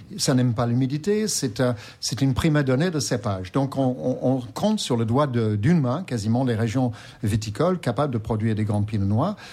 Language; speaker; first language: French; non-native, fluent; English